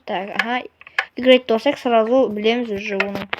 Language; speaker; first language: Russian; non-native, local second language; Kazakh